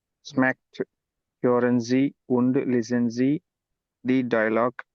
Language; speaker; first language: German; non-native, learner; Tamil